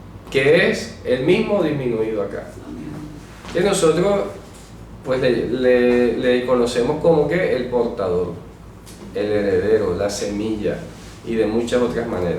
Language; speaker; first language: Spanish; native; Spanish